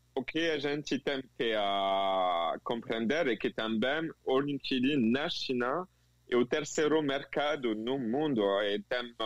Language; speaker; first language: Portuguese; non-native, fluent; French